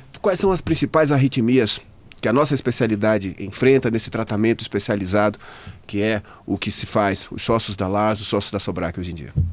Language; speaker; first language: Portuguese; native; Portuguese